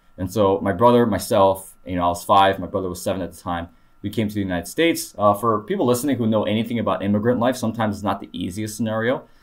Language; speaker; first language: English; early bilingual, other home language; Korean